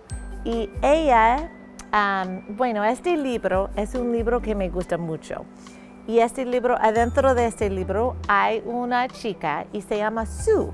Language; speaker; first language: Spanish; non-native, fluent; English